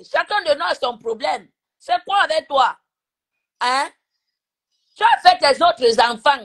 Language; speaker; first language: French; non-native, local second language; Lingala